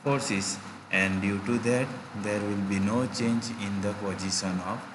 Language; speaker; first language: English; non-native, local second language; Gujarati